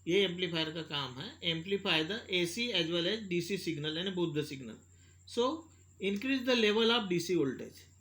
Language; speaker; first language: Hindi; non-native, local second language; Marathi